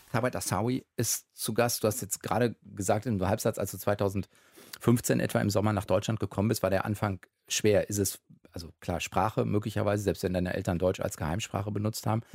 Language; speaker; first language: German; native; German